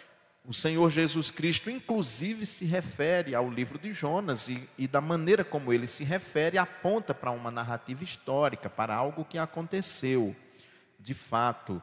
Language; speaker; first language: Portuguese; native; Portuguese